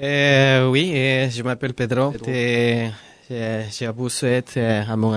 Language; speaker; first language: French; non-native, learner; Spanish